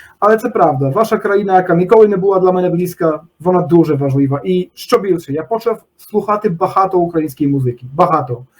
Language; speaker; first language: Polish; non-native, learner; Ukrainian